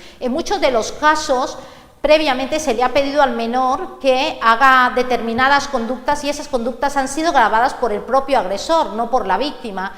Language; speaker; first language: Spanish; native; Spanish